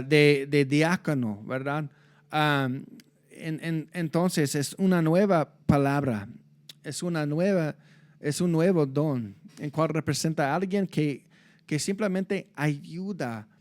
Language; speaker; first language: Spanish; non-native, fluent; English